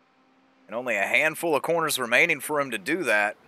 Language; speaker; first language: English; native; English